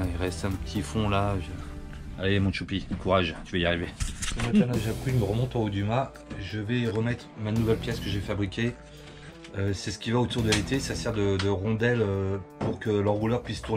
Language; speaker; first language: French; native; French